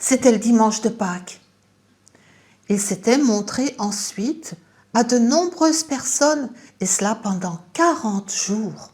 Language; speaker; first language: French; native; French